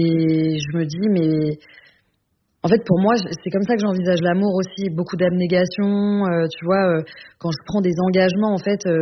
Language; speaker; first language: French; native; French